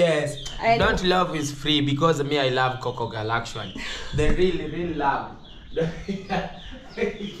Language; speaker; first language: English; non-native, learner; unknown